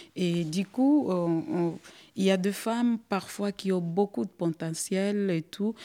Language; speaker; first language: French; non-native, local second language; Swahili